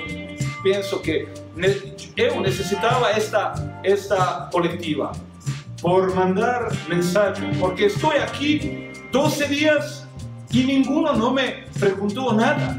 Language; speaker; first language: Portuguese; non-native, learner; Croatian